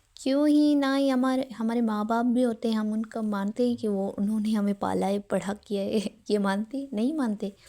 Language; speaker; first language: Urdu; non-native, local second language; Sindhi